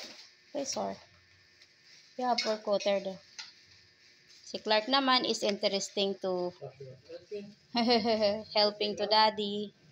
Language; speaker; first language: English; non-native, learner; Filipino